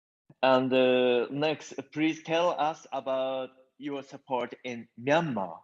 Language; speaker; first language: English; non-native, learner; Japanese